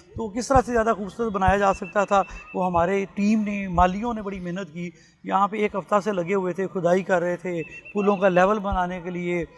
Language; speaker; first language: Urdu; non-native, local second language; Punjabi